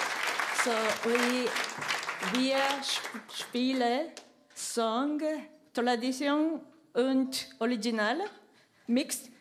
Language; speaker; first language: German; non-native, learner; Japanese